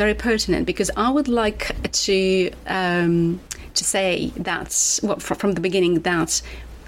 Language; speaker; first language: English; non-native, fluent; Romanian